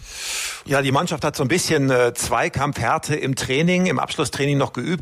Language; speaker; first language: German; native; German